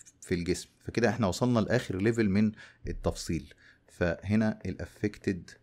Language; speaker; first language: Arabic; native; Arabic